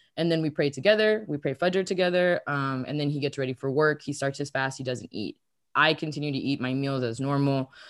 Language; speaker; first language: English; early bilingual, other home language; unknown